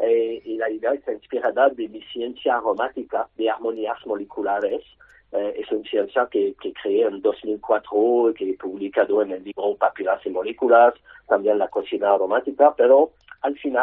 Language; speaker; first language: Spanish; non-native, learner; French